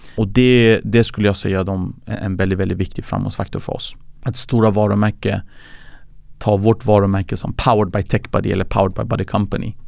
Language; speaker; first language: Swedish; early bilingual, other home language; Persian